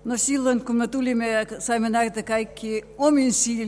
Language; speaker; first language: Finnish; non-native, fluent; Russian